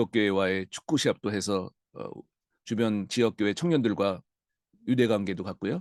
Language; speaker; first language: Korean; native; Korean